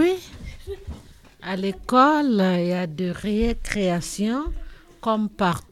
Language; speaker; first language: French; non-native, local second language; Lingala